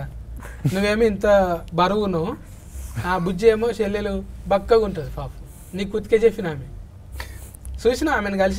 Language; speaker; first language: Telugu; native; Telugu